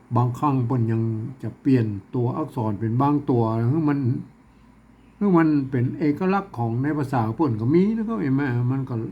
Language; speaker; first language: Thai; non-native, local second language; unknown